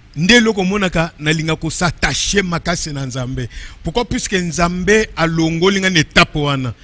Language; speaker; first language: Lingala; native; Lingala